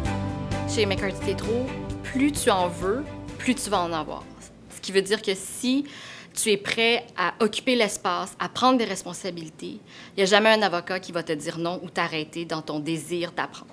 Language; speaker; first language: French; native; French